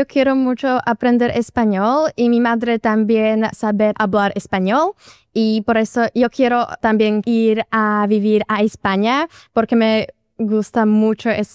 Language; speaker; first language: Spanish; non-native, learner; Slovak